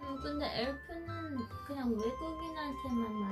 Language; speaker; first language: Korean; non-native, learner; Dutch